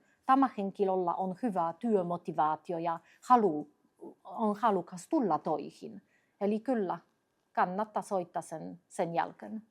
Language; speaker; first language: Finnish; non-native, fluent; Polish